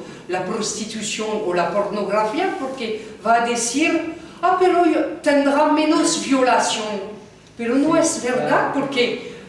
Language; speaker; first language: Spanish; non-native, fluent; French